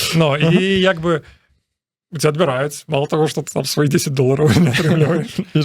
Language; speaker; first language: Belarusian; non-native, local second language; Russian